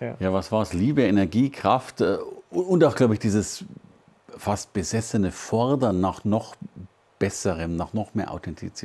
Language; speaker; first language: German; native; German